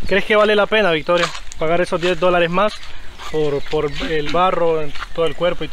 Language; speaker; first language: Spanish; native; Spanish